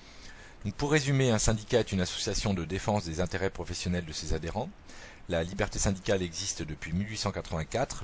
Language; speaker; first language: French; native; French